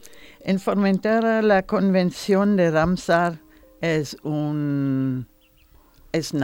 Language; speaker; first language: Spanish; non-native, learner; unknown